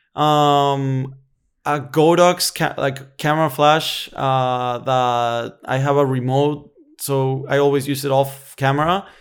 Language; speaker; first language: English; non-native, fluent; Spanish